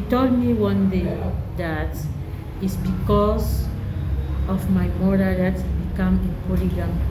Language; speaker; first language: English; non-native, learner; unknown